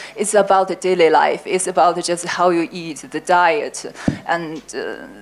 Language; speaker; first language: English; non-native, learner; Chinese